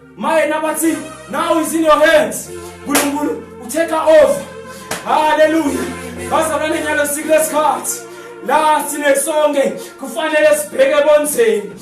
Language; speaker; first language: Zulu; non-native, local second language; Swati